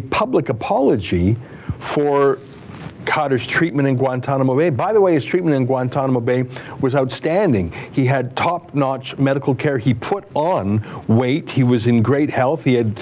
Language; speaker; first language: English; native; English